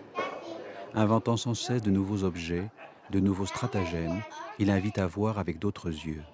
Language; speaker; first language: French; native; French